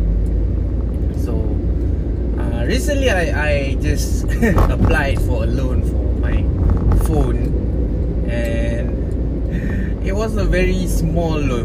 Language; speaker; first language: English; non-native, local second language; Malay